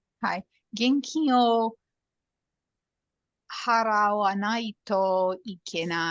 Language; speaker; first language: Japanese; non-native, learner; English